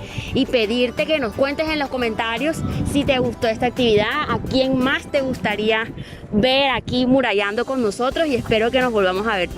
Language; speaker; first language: Spanish; native; Spanish